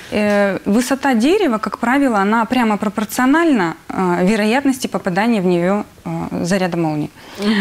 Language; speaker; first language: Russian; native; Russian